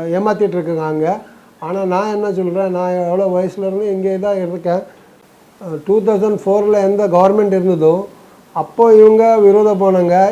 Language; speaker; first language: Tamil; non-native, local second language; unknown